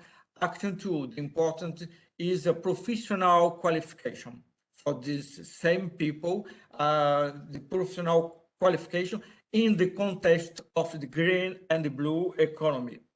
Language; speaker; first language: English; non-native, learner; Portuguese